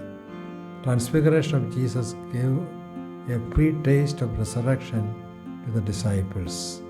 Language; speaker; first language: English; non-native, local second language; Malayalam